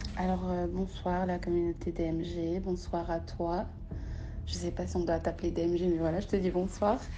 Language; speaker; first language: French; early bilingual, other home language; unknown